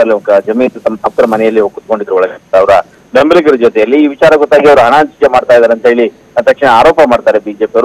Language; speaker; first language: Kannada; native; Kannada